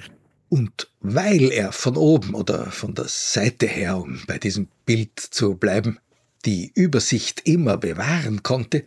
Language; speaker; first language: German; native; German